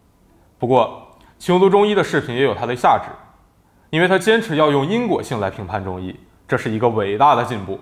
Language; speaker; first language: Chinese; native; Chinese